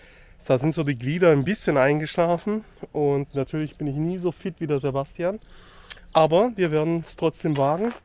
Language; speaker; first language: German; native; German